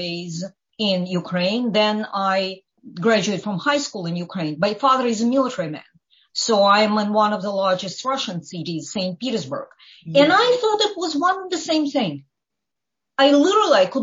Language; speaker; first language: English; non-native, fluent; Ukrainian